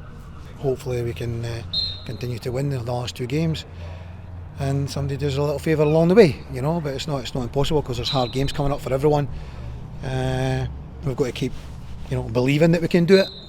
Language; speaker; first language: English; native; English